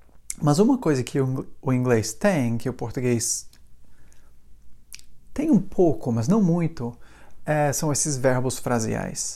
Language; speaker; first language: Portuguese; non-native, fluent; English